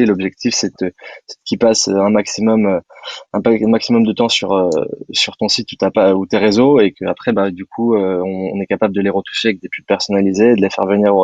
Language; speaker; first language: French; native; French